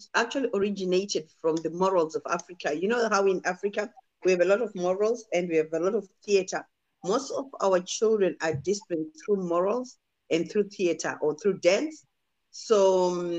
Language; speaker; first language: English; non-native, local second language; Shona